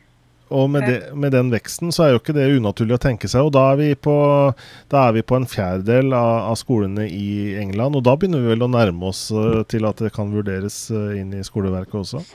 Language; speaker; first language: Norwegian; native; Norwegian